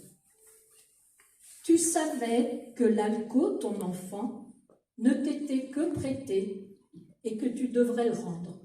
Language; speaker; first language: French; native; French